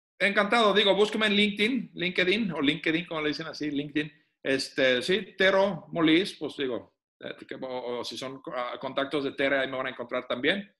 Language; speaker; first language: Spanish; non-native, fluent; Finnish